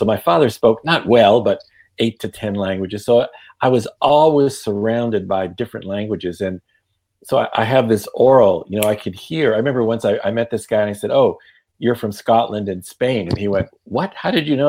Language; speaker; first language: English; non-native, fluent; Yiddish